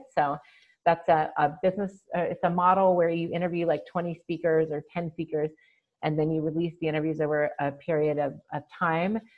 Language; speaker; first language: English; native; English